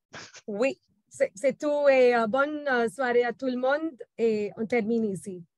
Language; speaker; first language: French; non-native, fluent; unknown